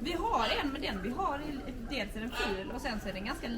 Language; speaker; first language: Swedish; native; Swedish